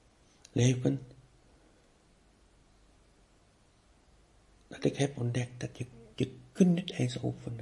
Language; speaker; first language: Dutch; non-native, fluent; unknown